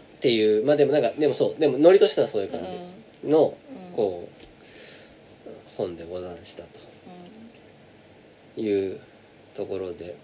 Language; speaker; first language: Japanese; native; Japanese